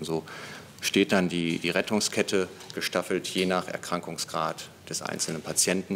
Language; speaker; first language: German; native; German